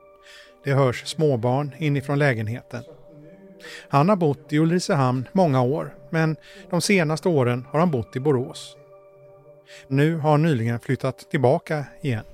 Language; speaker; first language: Swedish; native; Swedish